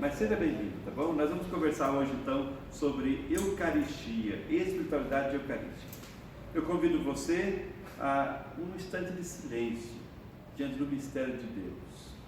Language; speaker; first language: Portuguese; native; Portuguese